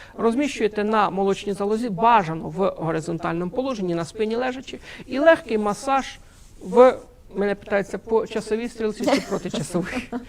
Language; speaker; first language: Ukrainian; non-native, local second language; Russian